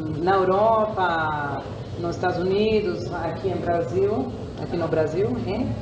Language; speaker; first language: Portuguese; non-native, fluent; Spanish